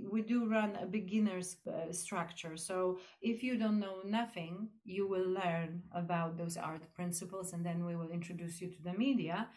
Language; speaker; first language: English; non-native, fluent; Polish